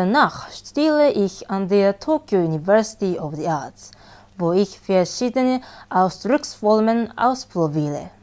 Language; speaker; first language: German; non-native, learner; Japanese